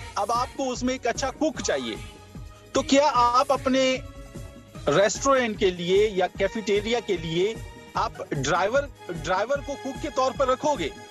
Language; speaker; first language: Urdu; non-native, local second language; Pashto